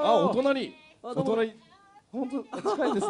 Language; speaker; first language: Japanese; native; Japanese